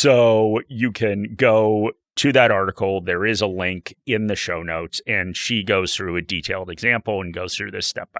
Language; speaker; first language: English; native; English